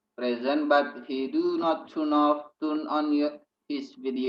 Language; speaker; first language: English; non-native, fluent; Indonesian